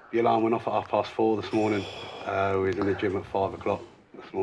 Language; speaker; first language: English; native; English